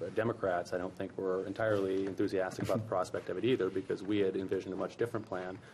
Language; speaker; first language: English; native; English